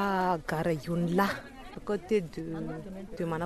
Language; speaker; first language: French; non-native, local second language; Malagasy